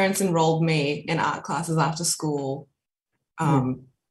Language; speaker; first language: English; native; English